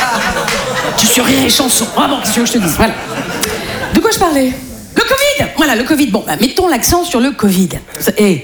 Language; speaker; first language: French; native; French